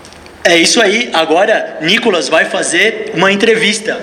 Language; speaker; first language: Portuguese; native; Portuguese